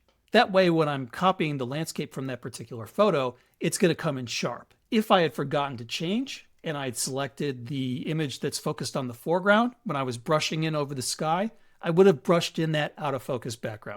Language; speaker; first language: English; native; English